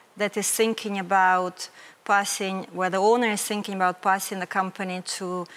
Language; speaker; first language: English; non-native, fluent; Ukrainian